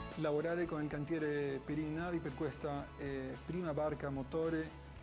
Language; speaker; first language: Italian; non-native, fluent; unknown